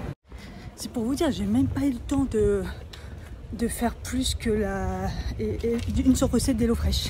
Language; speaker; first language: French; native; French